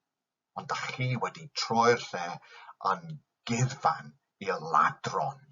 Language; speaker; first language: Welsh; non-native, fluent; English